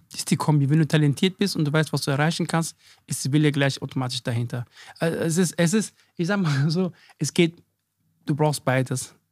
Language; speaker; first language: German; early bilingual, other home language; Akan